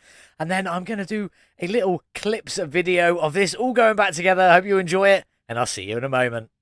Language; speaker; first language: English; native; English